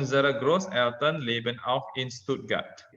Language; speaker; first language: German; non-native, fluent; Indonesian